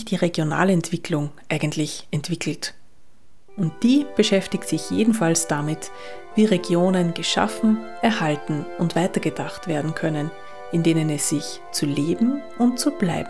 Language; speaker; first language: German; native; German